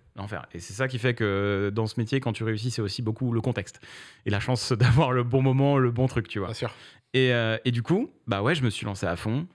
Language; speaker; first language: French; native; French